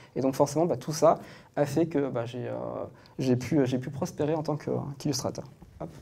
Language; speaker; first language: French; native; French